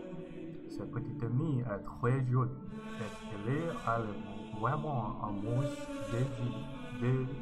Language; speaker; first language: French; non-native, learner; Chinese